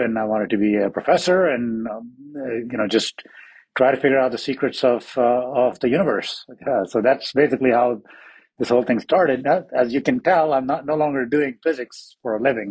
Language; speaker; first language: English; non-native, local second language; Hindi